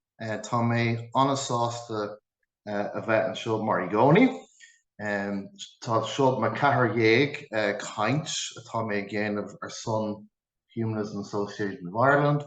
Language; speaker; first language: Irish; non-native, local second language; English